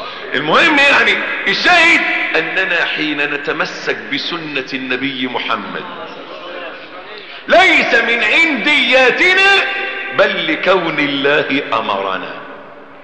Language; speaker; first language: Arabic; native; Arabic